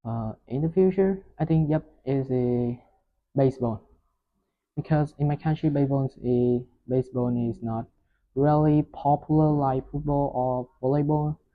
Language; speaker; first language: English; non-native, learner; Vietnamese